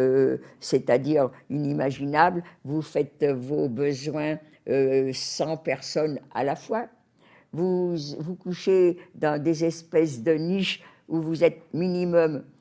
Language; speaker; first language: French; native; French